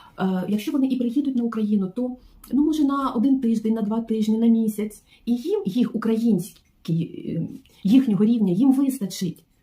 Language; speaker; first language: Ukrainian; non-native, local second language; Russian